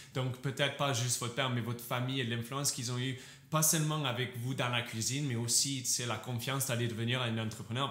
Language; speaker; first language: French; native; French